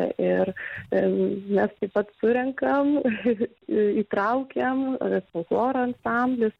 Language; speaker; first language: Lithuanian; native; Lithuanian